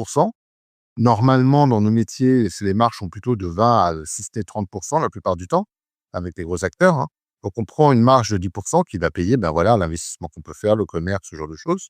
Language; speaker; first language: French; native; French